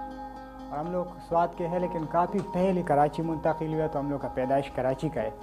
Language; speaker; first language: Hindi; non-native, local second language; Pashto